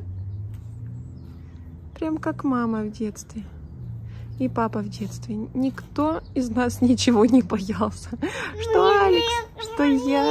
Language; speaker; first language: Russian; native; Russian